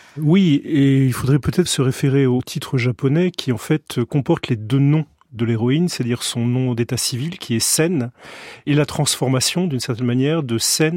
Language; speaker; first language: French; native; French